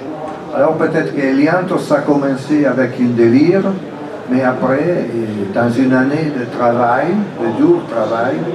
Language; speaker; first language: French; non-native, fluent; Italian